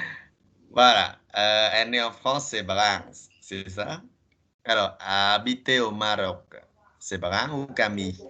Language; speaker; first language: French; non-native, fluent; Khmer